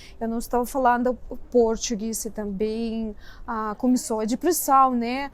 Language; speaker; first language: Portuguese; non-native, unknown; Russian